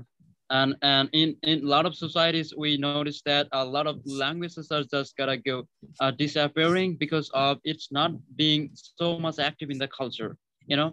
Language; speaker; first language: English; non-native, local second language; Bangla